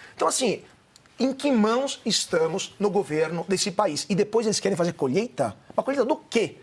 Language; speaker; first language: Portuguese; non-native, fluent; Italian